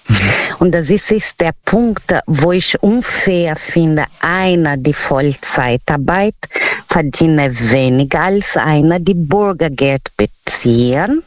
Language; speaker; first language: German; non-native, learner; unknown